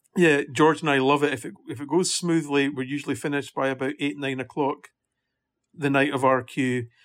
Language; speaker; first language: English; native; English